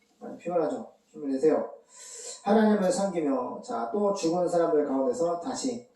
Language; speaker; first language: Korean; native; Korean